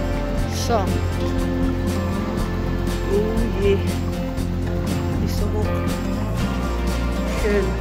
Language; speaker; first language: German; non-native, learner; Filipino